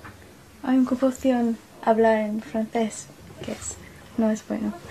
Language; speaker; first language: Spanish; non-native, learner; English